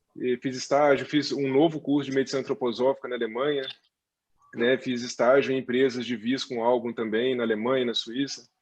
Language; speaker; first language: Portuguese; native; Portuguese